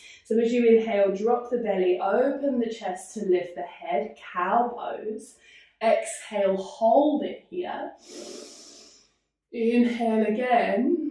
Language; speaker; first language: English; native; English